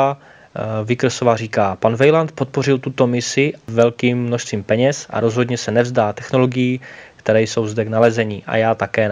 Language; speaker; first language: Czech; native; Czech